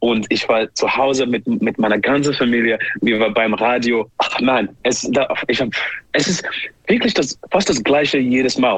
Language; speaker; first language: German; non-native, learner; English